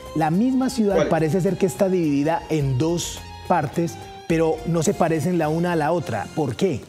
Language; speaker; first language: Spanish; native; Spanish